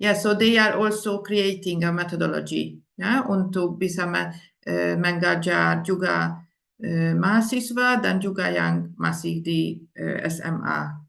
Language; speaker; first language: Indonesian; non-native, fluent; Hungarian